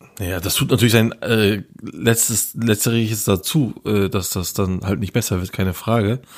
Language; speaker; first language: German; early bilingual, other home language; Turkish